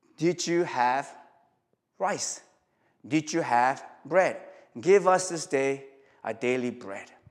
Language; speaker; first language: English; early bilingual, other home language; Korean